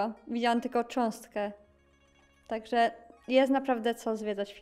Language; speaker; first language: Polish; native; Polish